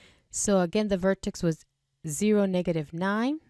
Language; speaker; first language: English; native; English